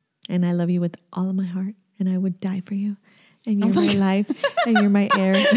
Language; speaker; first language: English; early bilingual, other home language; Spanish